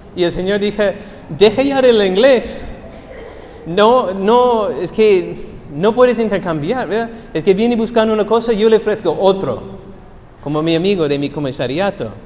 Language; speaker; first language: Spanish; non-native, fluent; English